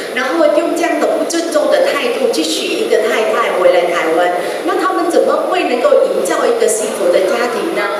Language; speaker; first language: Chinese; non-native, fluent; Vietnamese